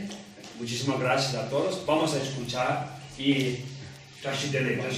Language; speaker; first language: Spanish; non-native, learner; Tibetan